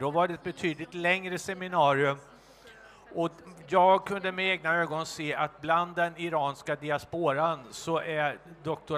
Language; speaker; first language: Swedish; native; Swedish